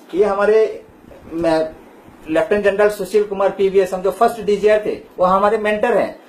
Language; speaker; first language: Hindi; non-native, local second language; Malayalam